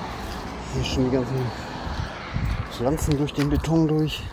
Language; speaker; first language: German; native; German